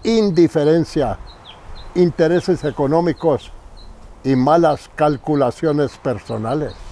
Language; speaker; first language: Spanish; early bilingual, heritage; Spanish